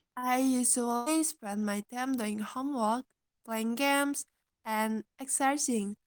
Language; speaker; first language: English; non-native, learner; Indonesian